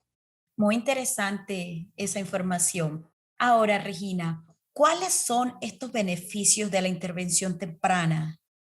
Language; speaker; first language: Spanish; non-native, fluent; English